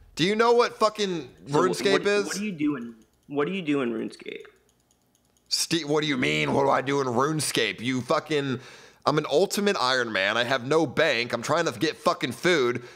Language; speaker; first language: English; native; English